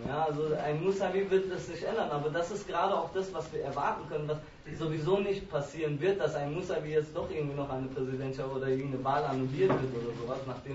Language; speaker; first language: German; native; German